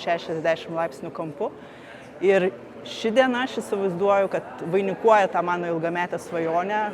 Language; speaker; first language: Lithuanian; native; Lithuanian